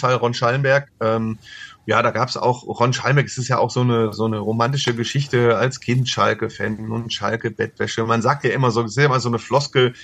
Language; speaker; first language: German; native; German